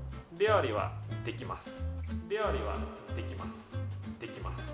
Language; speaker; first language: Japanese; non-native, learner; Thai